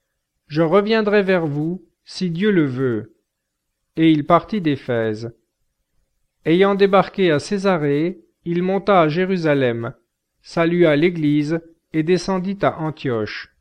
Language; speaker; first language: French; native; French